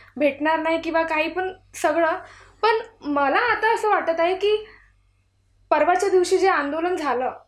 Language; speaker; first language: Marathi; native; Marathi